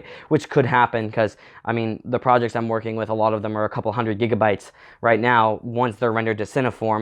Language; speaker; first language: English; native; English